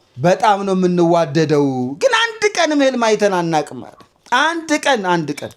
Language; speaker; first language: Amharic; native; Amharic